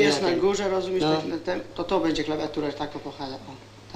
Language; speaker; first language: Polish; native; Polish